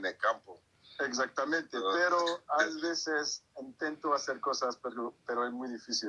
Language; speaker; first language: Spanish; non-native, fluent; French